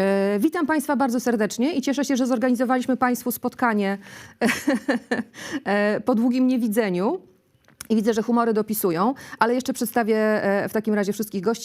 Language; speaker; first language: Polish; native; Polish